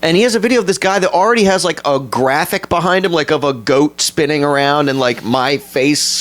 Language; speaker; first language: English; native; English